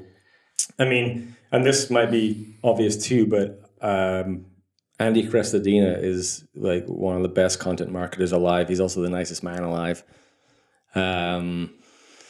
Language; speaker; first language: English; native; English